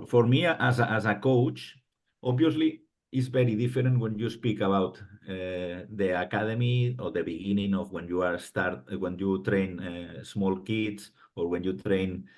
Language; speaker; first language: English; non-native, fluent; Spanish